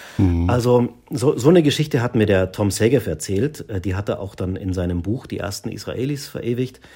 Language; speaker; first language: German; native; German